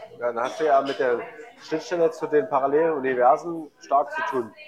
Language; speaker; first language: German; native; German